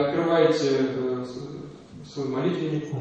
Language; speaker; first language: Russian; native; Russian